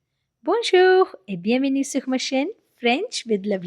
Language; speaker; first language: French; non-native, fluent; Hindi